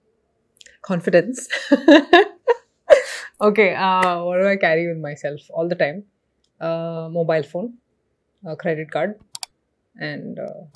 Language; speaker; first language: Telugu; non-native, local second language; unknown